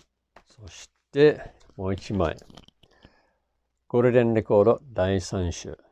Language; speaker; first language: Japanese; non-native, fluent; English